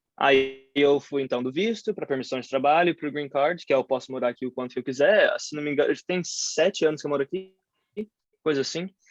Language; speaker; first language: Portuguese; native; Portuguese